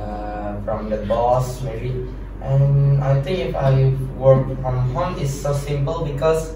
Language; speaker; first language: English; non-native, learner; Indonesian